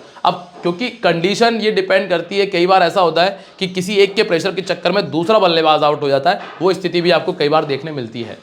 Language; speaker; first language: Hindi; native; Hindi